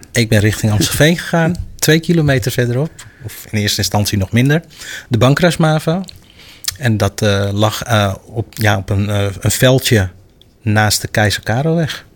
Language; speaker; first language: Dutch; native; Dutch